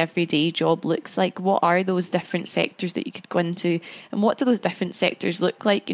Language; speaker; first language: English; native; English